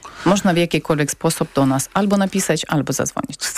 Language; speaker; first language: Polish; non-native, learner; Ukrainian